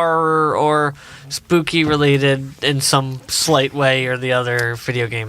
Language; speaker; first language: English; native; English